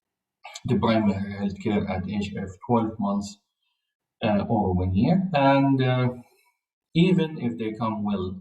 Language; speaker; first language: English; non-native, fluent; Arabic